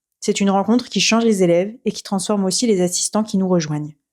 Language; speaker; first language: French; native; French